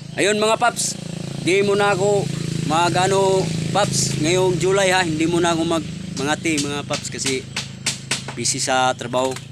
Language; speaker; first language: Filipino; non-native, local second language; Cebuano